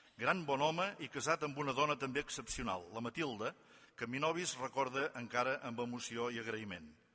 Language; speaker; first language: Catalan; native; Catalan